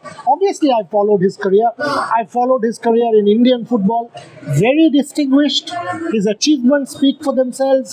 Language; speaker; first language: English; non-native, local second language; Bangla